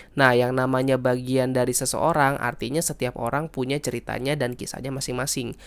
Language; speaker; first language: Indonesian; native; Indonesian